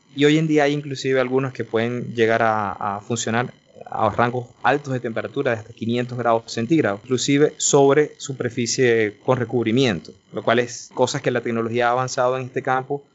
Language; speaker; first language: Spanish; native; Spanish